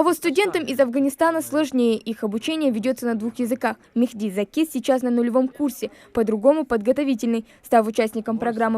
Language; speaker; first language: Russian; native; Russian